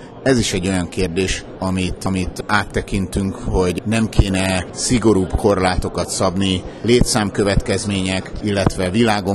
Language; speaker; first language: Hungarian; native; Hungarian